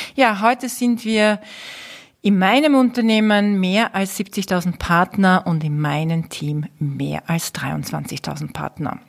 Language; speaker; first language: German; native; German